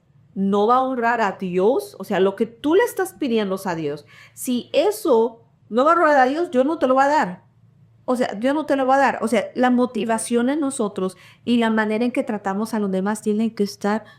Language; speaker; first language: Spanish; early bilingual, heritage; Spanish